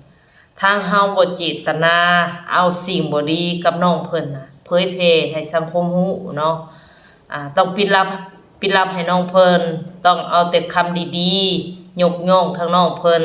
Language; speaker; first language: Thai; non-native, local second language; Lao